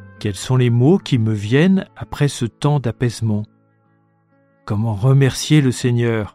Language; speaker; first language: French; native; French